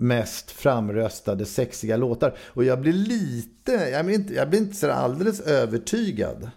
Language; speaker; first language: Swedish; native; Swedish